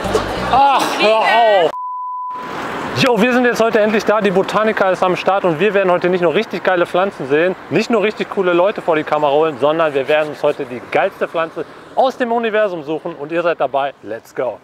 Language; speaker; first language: German; native; German